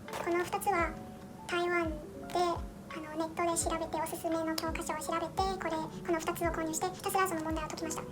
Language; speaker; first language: Japanese; non-native, fluent; Chinese